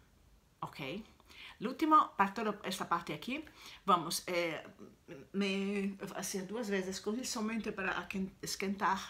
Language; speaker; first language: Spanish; non-native, learner; Italian